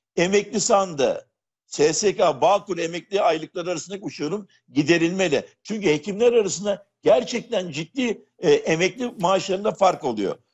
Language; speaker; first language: Turkish; native; Turkish